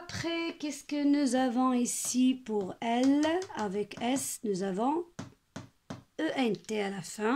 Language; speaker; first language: French; non-native, local second language; Arabic